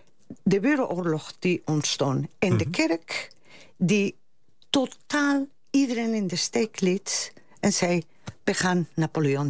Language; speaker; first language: Dutch; non-native, fluent; Spanish